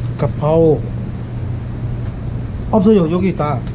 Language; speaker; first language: Korean; non-native, learner; Thai